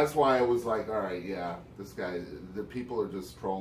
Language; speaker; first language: English; native; English